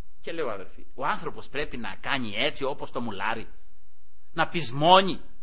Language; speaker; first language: Greek; native; Greek